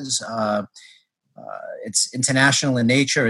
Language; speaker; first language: English; native; English